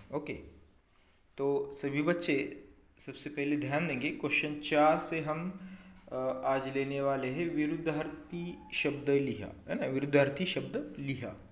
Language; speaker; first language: Hindi; non-native, local second language; Marathi